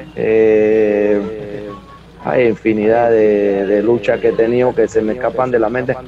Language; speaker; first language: Spanish; native; Spanish